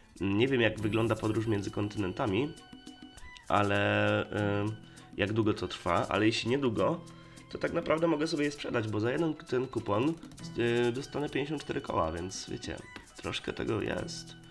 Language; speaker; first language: Polish; native; Polish